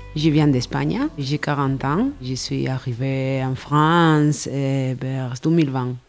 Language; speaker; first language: French; non-native, learner; Spanish